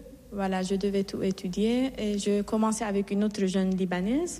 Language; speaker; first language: French; non-native, fluent; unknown